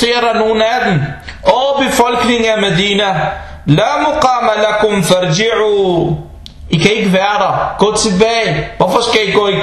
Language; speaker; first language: Danish; non-native, fluent; Arabic